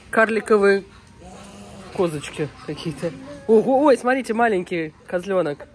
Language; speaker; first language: Russian; native; Russian